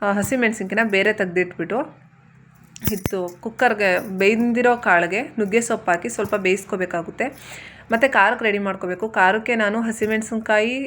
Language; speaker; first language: Kannada; native; Kannada